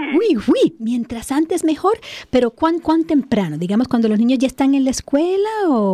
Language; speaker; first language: Spanish; native; Spanish